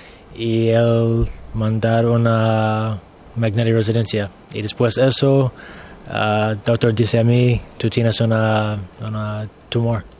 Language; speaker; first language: Spanish; non-native, learner; English